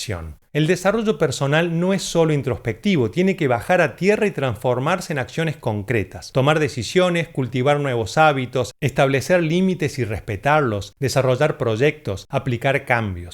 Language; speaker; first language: Spanish; native; Spanish